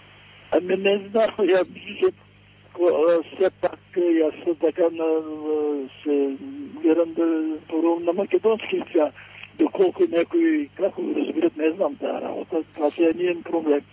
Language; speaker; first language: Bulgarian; non-native, local second language; Macedonian